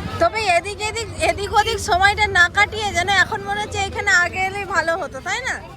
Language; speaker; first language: Bangla; native; Bangla